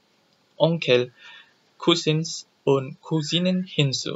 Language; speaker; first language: German; non-native, learner; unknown